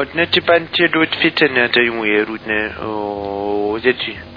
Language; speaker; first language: Polish; non-native, learner; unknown